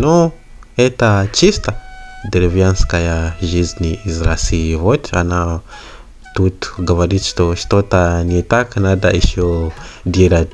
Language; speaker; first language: Russian; non-native, learner; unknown